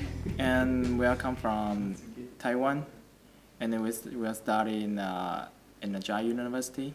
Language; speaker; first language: English; non-native, learner; Chinese